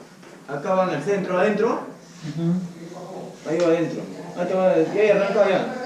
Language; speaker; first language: Spanish; native; Spanish